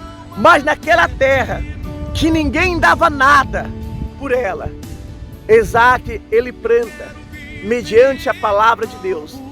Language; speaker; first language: Portuguese; native; Portuguese